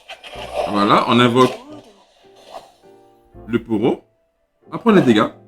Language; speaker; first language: French; native; French